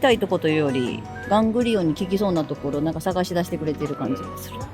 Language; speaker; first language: Japanese; native; Japanese